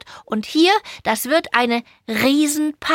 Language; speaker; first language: German; native; German